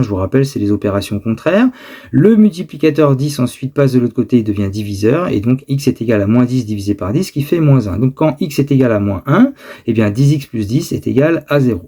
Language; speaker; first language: French; native; French